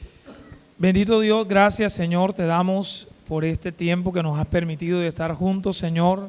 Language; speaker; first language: Spanish; native; Spanish